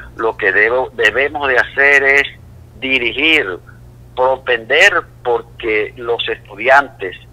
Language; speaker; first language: Spanish; native; Spanish